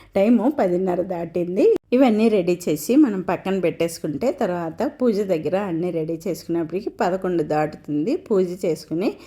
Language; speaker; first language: Telugu; non-native, local second language; Tamil